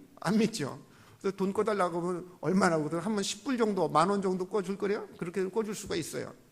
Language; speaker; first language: Korean; native; Korean